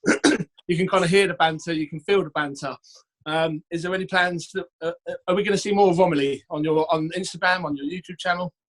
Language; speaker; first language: English; native; English